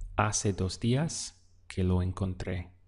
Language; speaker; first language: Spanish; non-native, fluent; English